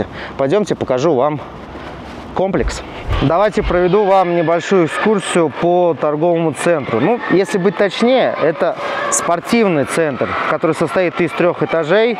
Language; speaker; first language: Russian; native; Russian